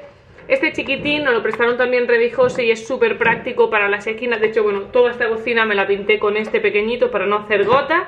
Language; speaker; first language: Spanish; native; Spanish